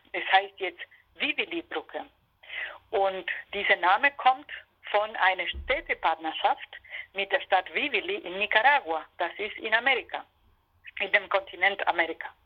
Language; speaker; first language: German; non-native, fluent; Spanish